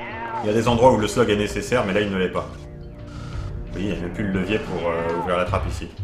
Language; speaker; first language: French; native; French